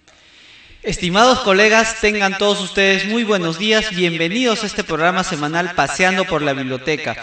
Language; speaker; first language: Spanish; native; Spanish